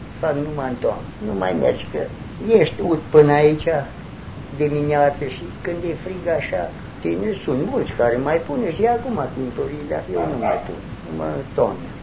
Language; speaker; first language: Romanian; non-native, local second language; German